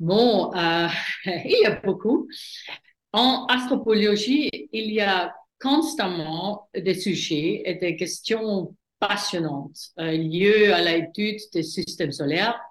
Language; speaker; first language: French; non-native, fluent; German